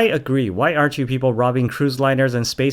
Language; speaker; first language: English; native; English